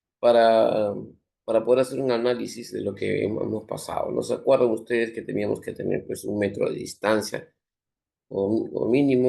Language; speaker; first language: Spanish; native; Spanish